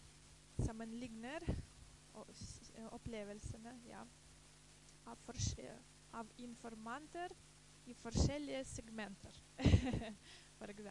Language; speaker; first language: Norwegian; non-native, fluent; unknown